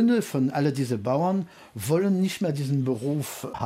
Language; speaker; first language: German; non-native, fluent; French